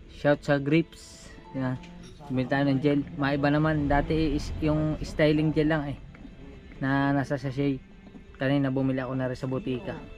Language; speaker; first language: Filipino; native; Filipino